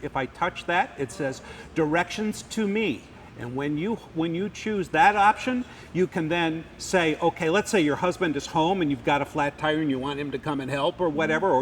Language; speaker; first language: English; native; English